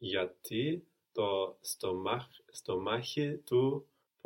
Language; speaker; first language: Greek; non-native, learner; English